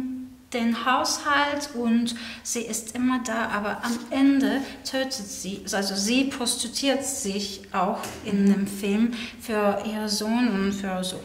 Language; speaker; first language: German; non-native, fluent; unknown